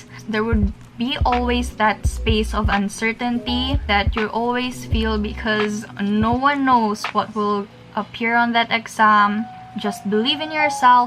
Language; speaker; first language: English; non-native, local second language; Filipino